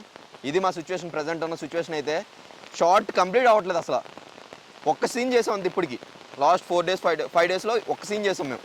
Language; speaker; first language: Telugu; native; Telugu